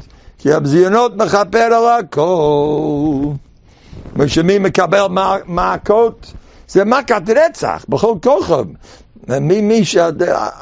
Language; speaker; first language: Hebrew; non-native, fluent; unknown